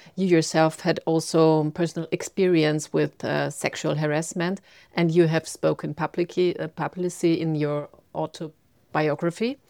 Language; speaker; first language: English; non-native, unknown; German